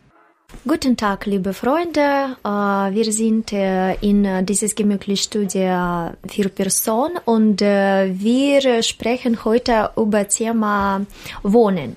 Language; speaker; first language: German; non-native, learner; Russian